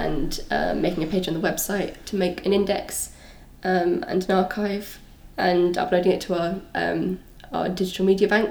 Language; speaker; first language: English; native; English